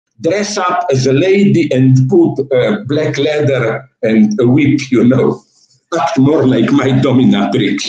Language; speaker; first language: English; non-native, fluent; Slovenian